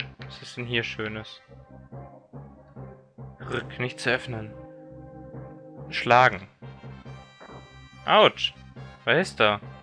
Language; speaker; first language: German; native; German